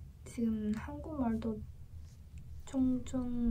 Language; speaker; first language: Korean; non-native, learner; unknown